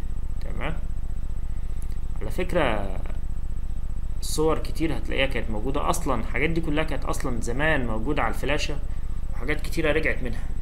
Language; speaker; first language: Arabic; native; Arabic